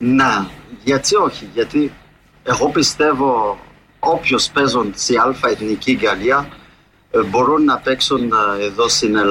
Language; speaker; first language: Greek; non-native, fluent; French